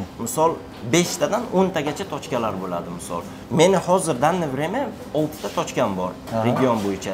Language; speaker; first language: Uzbek; native; Uzbek